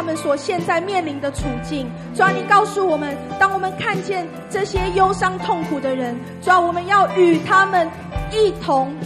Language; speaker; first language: Chinese; native; Chinese